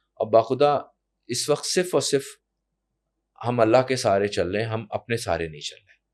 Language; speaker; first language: Urdu; native; Urdu